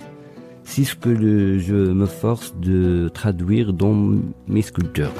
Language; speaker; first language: French; non-native, local second language; Arabic